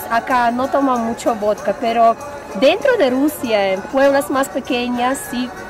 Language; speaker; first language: Spanish; non-native, fluent; Tatar